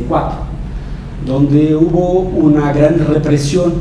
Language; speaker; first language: Spanish; non-native, fluent; Portuguese